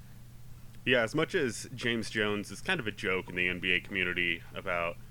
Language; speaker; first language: English; native; English